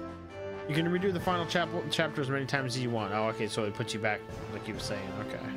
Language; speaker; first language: English; native; English